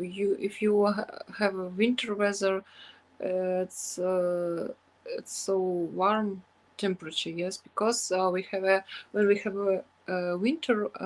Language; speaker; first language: English; non-native, learner; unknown